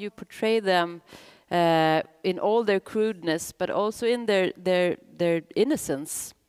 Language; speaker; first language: English; non-native, fluent; Swedish